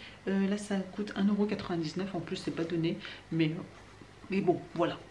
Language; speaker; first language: French; native; French